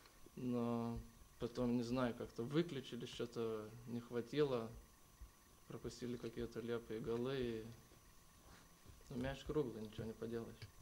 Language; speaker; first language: Russian; non-native, local second language; Lithuanian